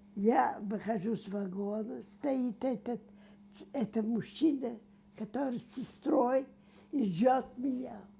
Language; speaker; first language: Russian; non-native, local second language; Yiddish